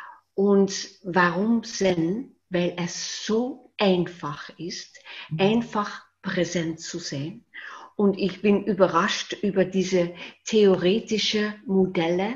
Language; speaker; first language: German; non-native, fluent; Dutch